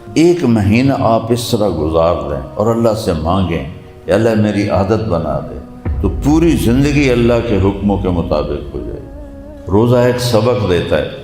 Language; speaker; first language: Urdu; non-native, local second language; Punjabi